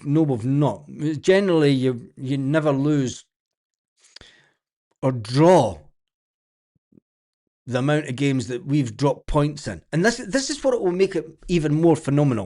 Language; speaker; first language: English; native; English